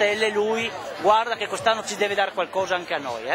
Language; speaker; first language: Italian; native; Italian